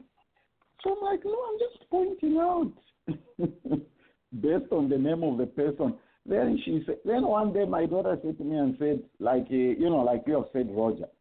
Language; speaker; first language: English; non-native, local second language; Bemba